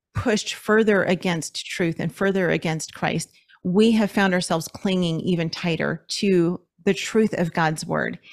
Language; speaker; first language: English; native; English